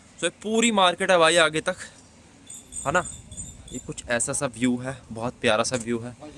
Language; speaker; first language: Hindi; native; Hindi